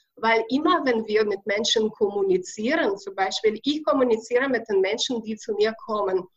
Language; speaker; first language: German; non-native, fluent; Russian